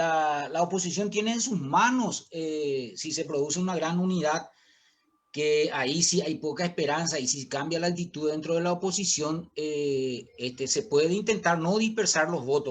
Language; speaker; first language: Spanish; native; Spanish